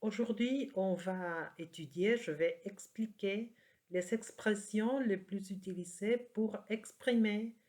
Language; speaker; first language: French; non-native, fluent; Spanish